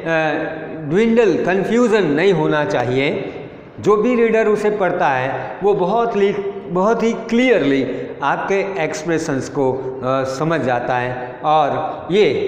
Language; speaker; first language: Hindi; non-native, local second language; Gujarati